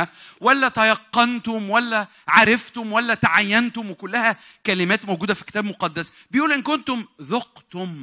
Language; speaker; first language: Arabic; native; Arabic